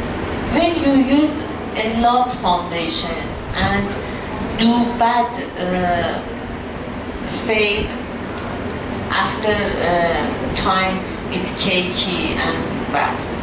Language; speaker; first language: English; non-native, learner; Persian